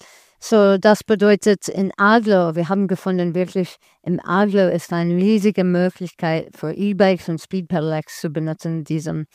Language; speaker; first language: German; non-native, learner; English